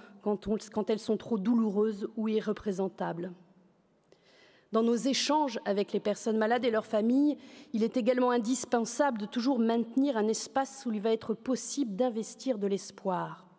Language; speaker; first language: French; native; French